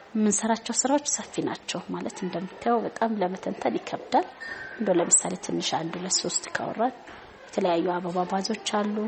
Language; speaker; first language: Amharic; native; Amharic